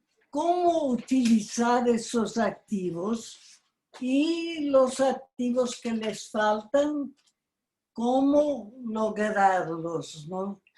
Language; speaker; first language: Spanish; non-native, fluent; Portuguese